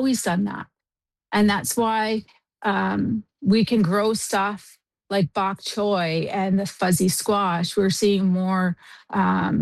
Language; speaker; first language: English; native; English